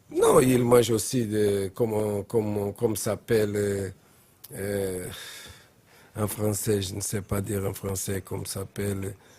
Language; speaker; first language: French; non-native, learner; Portuguese